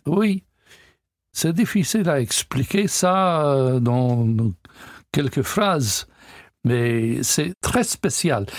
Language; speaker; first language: French; non-native, learner; English